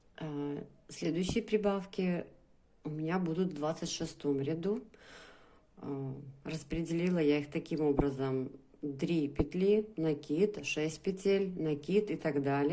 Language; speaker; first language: Russian; native; Russian